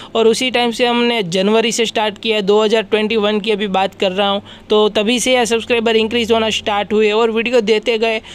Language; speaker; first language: Hindi; non-native, local second language; Gujarati